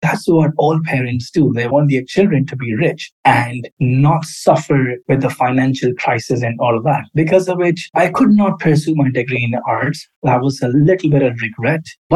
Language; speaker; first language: English; non-native, local second language; Urdu